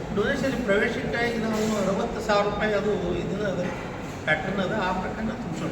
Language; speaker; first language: Kannada; native; Kannada